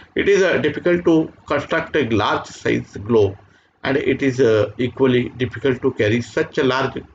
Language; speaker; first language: English; non-native, local second language; Marathi